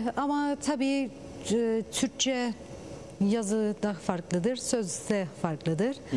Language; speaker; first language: Turkish; early bilingual, heritage; Turkish